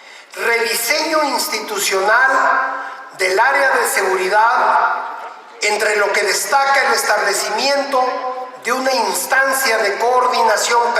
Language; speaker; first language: Spanish; native; Spanish